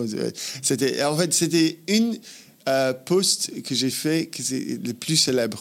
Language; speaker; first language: French; non-native, fluent; English